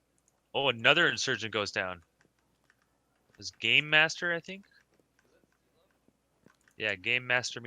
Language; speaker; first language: English; native; English